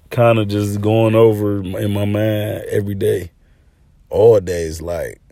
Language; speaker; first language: English; native; English